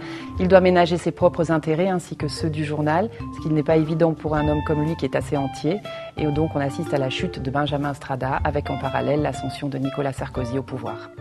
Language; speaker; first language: French; native; French